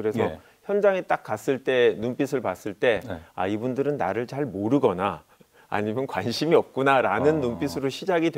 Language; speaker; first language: Korean; native; Korean